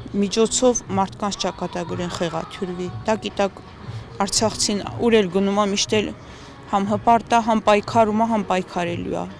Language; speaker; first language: Armenian; native; Armenian